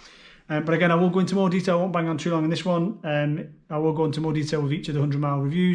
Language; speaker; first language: English; native; English